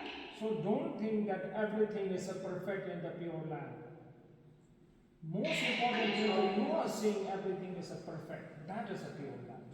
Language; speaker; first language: English; non-native, fluent; Tibetan